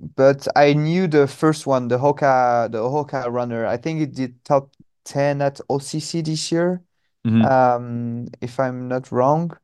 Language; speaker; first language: English; non-native, fluent; French